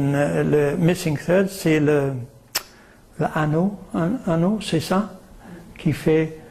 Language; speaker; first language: French; non-native, fluent; English